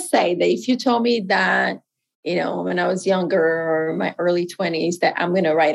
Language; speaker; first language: English; non-native, fluent; Portuguese